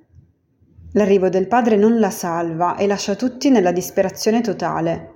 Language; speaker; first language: Italian; native; Italian